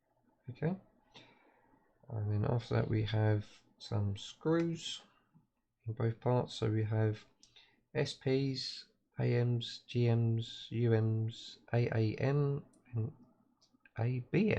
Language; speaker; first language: English; native; English